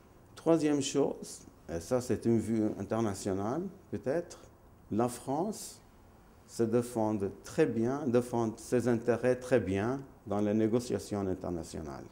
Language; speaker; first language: French; non-native, fluent; Maltese